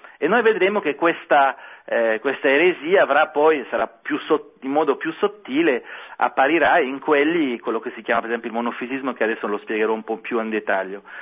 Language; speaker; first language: Italian; non-native, fluent; French